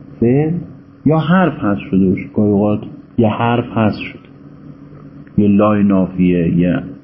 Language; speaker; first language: Persian; native; Persian